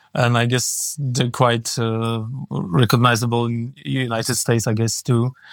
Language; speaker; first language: English; non-native, learner; Polish